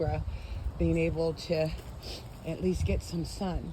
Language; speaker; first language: English; native; English